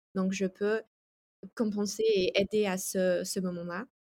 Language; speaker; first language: French; non-native, fluent; English